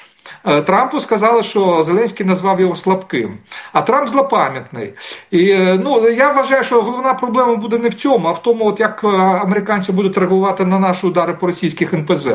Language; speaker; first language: Ukrainian; native; Ukrainian